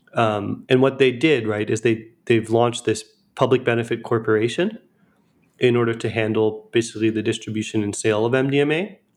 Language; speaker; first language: English; native; English